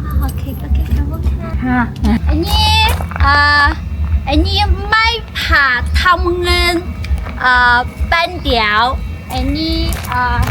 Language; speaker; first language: Thai; non-native, learner; Chinese